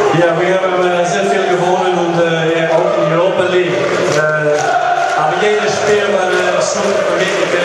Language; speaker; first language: German; non-native, learner; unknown